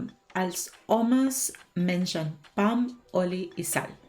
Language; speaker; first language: Spanish; non-native, learner; English